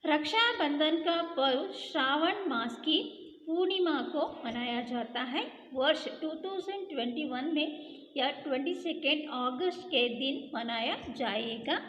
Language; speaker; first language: Hindi; non-native, local second language; Kannada